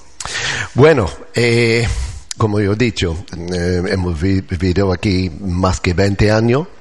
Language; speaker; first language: Spanish; non-native, learner; English